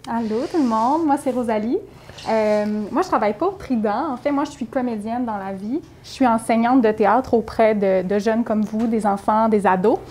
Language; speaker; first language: French; native; French